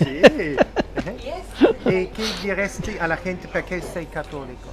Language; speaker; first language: Italian; non-native, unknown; German